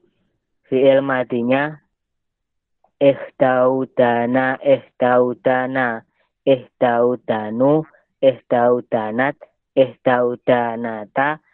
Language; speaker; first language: Arabic; non-native, learner; Indonesian